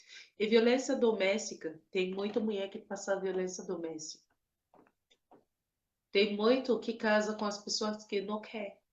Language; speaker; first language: Portuguese; non-native, fluent; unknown